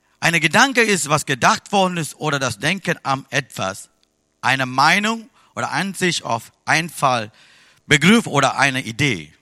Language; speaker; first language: German; non-native, fluent; Tamil